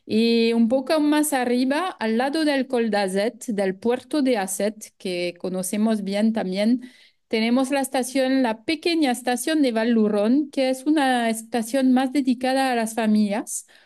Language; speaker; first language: Spanish; non-native, fluent; French